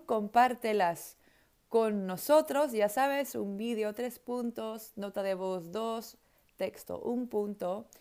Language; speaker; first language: Spanish; non-native, fluent; Dutch